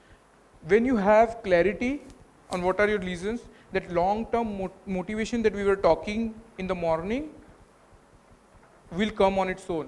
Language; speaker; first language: English; non-native, local second language; Gujarati